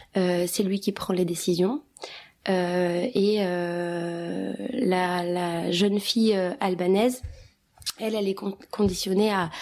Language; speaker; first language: French; early bilingual, other home language; Albanian